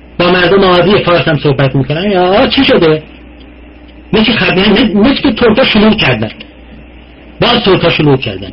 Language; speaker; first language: Persian; non-native, local second language; Azerbaijani